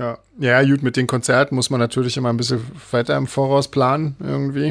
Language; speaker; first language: German; native; German